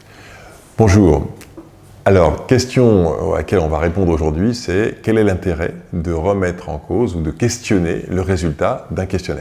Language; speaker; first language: French; native; French